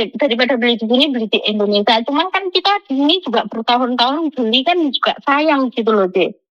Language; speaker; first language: Indonesian; non-native, local second language; Javanese